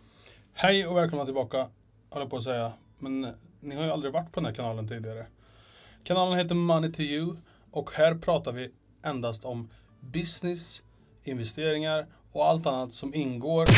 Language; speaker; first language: Swedish; native; Swedish